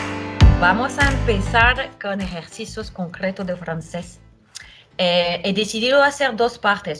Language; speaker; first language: Spanish; non-native, fluent; French